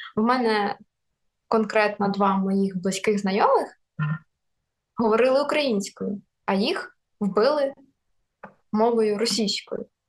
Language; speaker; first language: Ukrainian; non-native, local second language; Russian